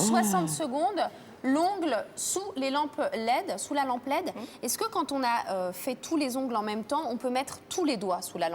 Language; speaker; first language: French; native; French